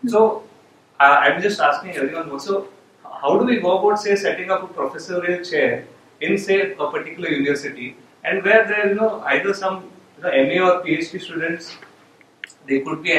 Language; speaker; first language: English; non-native, local second language; Marathi